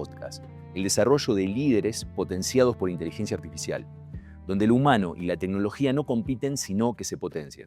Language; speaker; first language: Spanish; native; Spanish